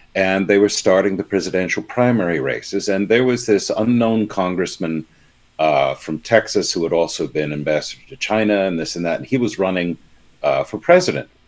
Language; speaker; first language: English; native; English